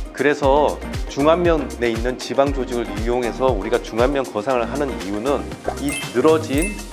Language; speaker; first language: Korean; native; Korean